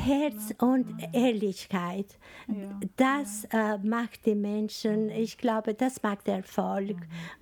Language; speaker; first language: German; non-native, fluent; Albanian